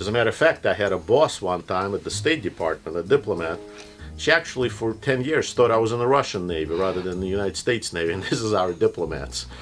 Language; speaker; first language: English; non-native, fluent; Russian